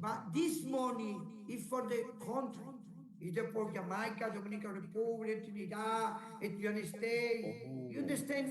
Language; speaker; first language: English; non-native, learner; Spanish